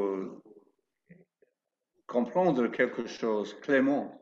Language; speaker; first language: French; non-native, fluent; English